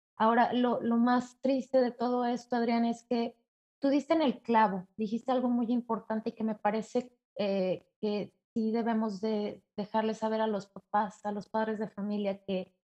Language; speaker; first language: Spanish; native; Spanish